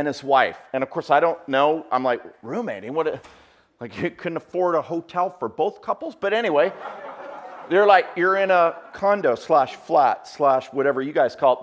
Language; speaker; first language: English; native; English